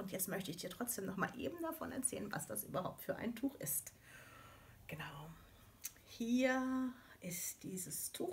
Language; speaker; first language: German; native; German